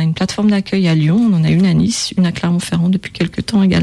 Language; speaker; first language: French; native; French